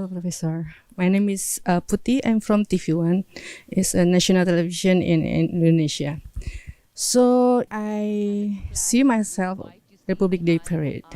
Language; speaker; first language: English; non-native, learner; Indonesian